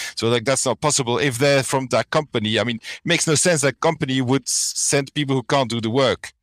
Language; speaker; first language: English; non-native, fluent; French